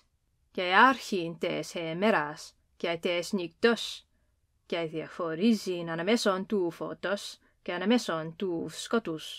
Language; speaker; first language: Greek; non-native, fluent; English